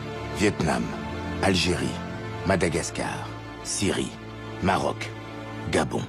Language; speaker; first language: French; native; French